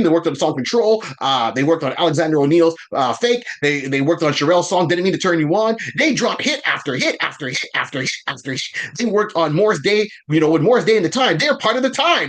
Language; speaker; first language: English; native; English